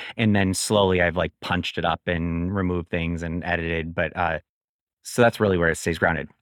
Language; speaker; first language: English; native; English